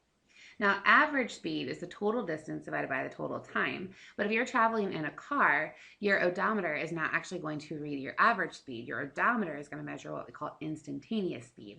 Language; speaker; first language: English; native; English